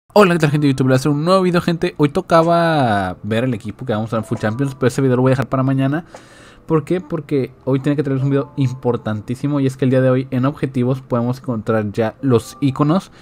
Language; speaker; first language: Spanish; native; Spanish